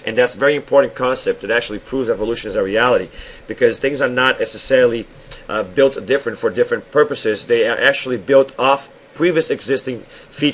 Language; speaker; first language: English; non-native, fluent; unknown